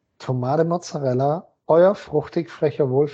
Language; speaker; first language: German; native; German